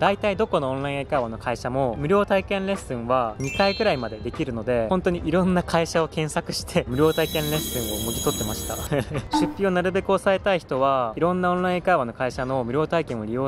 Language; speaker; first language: Japanese; native; Japanese